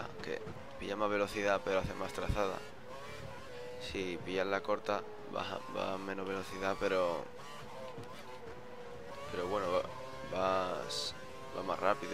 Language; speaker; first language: Spanish; native; Spanish